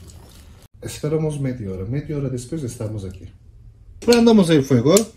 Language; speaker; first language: Spanish; non-native, learner; Turkish